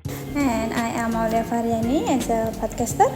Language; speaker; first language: English; non-native, learner; Indonesian